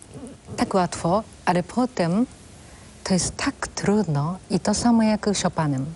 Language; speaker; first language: Polish; non-native, fluent; Japanese